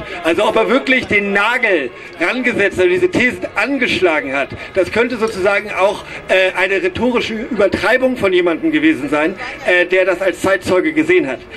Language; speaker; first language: German; native; German